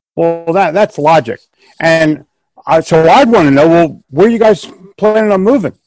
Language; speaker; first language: English; native; English